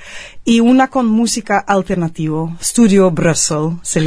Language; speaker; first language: Spanish; non-native, fluent; Dutch